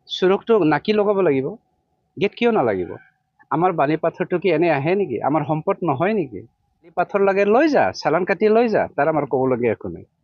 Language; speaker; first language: Assamese; non-native, local second language; Bodo